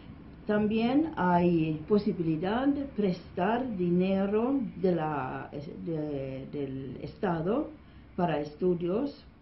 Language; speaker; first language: Spanish; non-native, fluent; Finnish